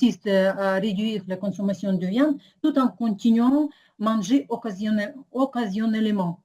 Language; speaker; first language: French; non-native, fluent; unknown